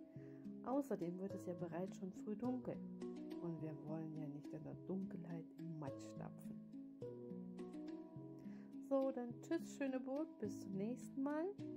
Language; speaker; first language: German; native; German